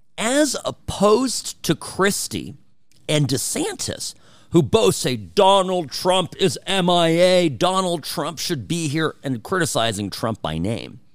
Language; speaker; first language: English; early bilingual, other home language; Czech